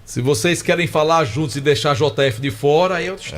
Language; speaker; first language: Portuguese; native; Portuguese